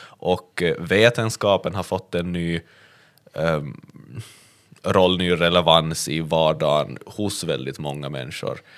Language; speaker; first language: Swedish; native; Swedish